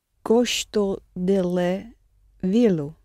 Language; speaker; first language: Portuguese; non-native, learner; English